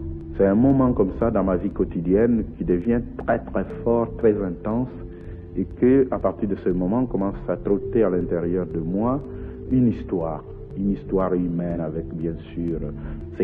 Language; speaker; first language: French; non-native, local second language; Kongo